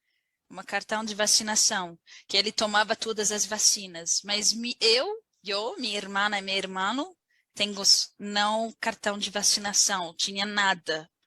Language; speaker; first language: Portuguese; non-native, learner; Arabic